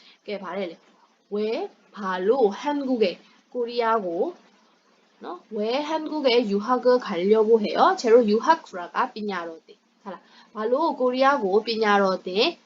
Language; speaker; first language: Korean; non-native, fluent; Burmese